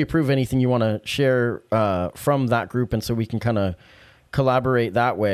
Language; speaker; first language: English; native; English